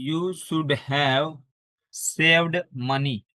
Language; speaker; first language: English; non-native, learner; Hindi